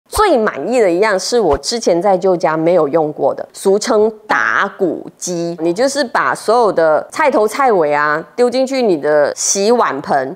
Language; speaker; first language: Chinese; native; Chinese